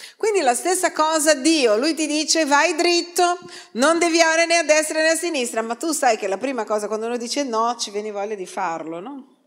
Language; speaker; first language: Italian; non-native, fluent; Portuguese